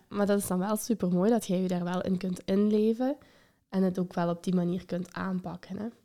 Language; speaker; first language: Dutch; native; Dutch